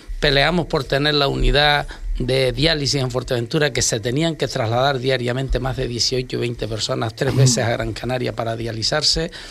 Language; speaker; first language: Spanish; native; Spanish